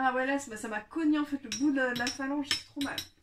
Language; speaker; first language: French; native; French